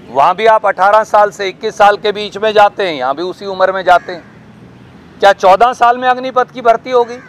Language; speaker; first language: Hindi; native; Hindi